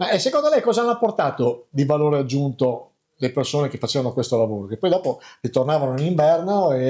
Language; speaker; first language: Italian; native; Italian